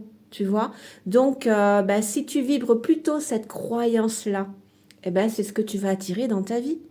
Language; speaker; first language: French; native; French